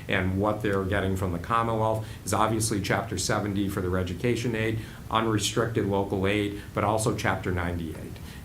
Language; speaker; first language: English; native; English